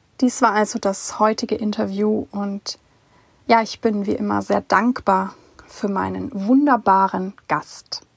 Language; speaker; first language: German; native; German